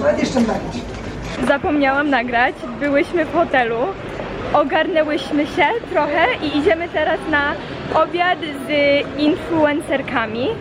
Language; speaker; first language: Polish; early bilingual, heritage; Polish